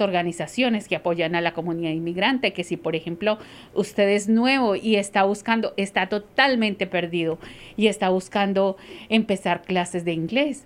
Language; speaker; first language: Spanish; native; Spanish